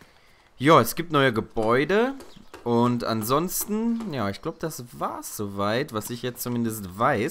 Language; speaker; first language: German; native; German